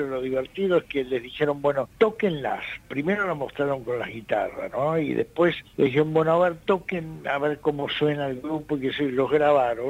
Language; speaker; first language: Spanish; native; Spanish